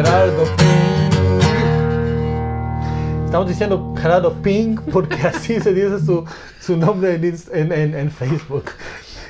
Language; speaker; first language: Spanish; non-native, fluent; English